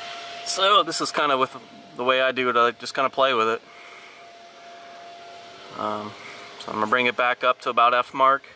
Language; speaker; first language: English; native; English